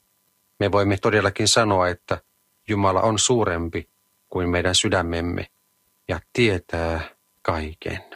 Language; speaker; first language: Finnish; native; Finnish